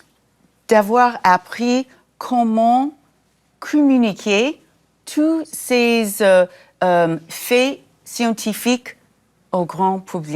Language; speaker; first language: French; non-native, fluent; English